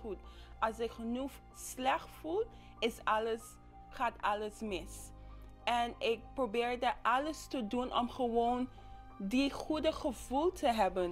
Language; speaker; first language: Dutch; non-native, local second language; English